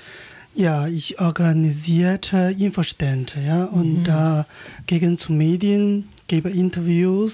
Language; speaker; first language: German; non-native, learner; Chinese